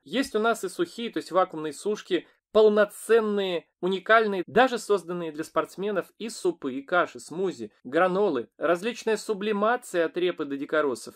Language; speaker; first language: Russian; native; Russian